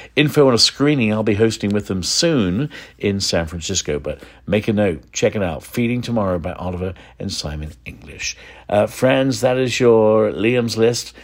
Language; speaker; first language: English; native; English